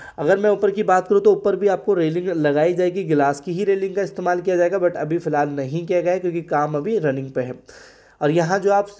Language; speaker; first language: Hindi; native; Hindi